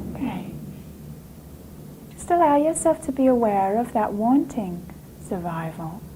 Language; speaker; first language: English; native; English